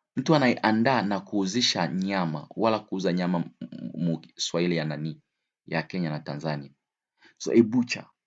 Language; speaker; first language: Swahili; native; Swahili